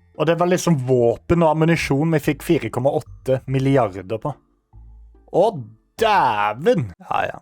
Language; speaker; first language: Norwegian; native; Norwegian